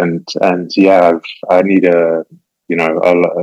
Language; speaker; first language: English; native; English